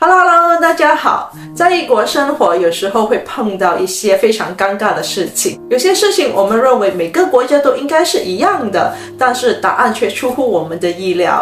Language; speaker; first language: Chinese; native; Chinese